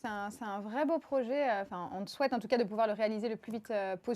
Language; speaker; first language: French; native; French